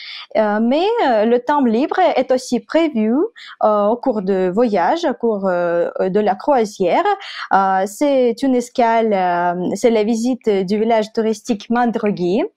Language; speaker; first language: French; non-native, fluent; Russian